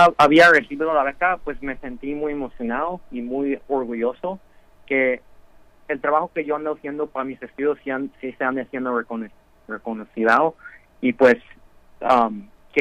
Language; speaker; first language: Spanish; early bilingual, heritage; Spanish